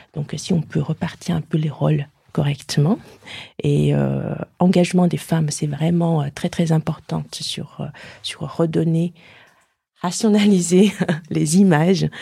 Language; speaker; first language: French; non-native, fluent; Chinese